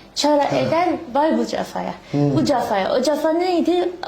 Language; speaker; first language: Turkish; early bilingual, heritage; Arabic